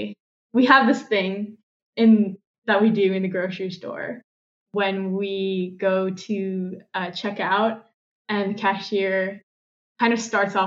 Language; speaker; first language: English; non-native, local second language; Cantonese